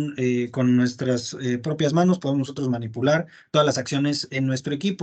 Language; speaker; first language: Spanish; native; Spanish